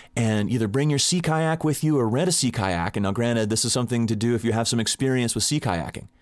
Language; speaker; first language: English; native; English